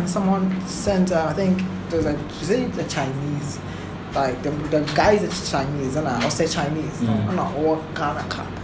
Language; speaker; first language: English; non-native, local second language; Akan